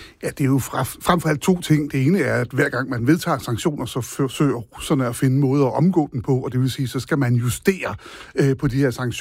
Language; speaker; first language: Danish; native; Danish